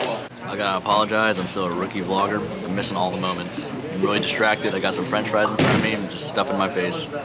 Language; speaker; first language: English; native; English